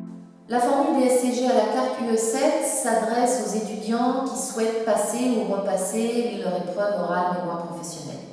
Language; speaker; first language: French; native; French